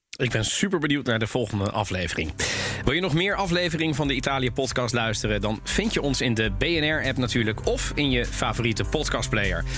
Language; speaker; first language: Dutch; early bilingual, other home language; Italian